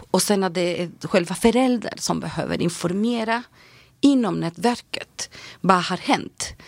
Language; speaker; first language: Swedish; non-native, fluent; Spanish